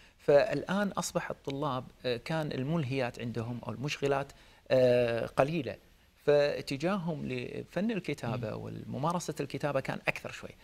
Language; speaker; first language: Arabic; native; Arabic